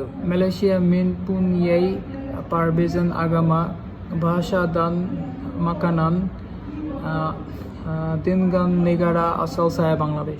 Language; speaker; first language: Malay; non-native, learner; Bangla